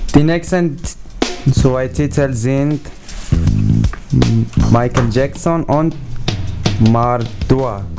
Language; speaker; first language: German; non-native, learner; Persian